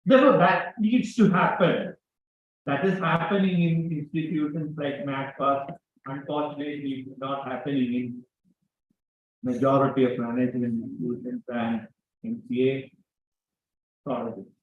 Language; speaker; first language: English; non-native, local second language; Malayalam